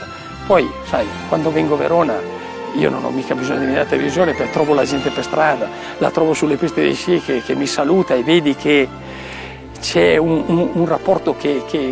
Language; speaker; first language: Italian; native; Italian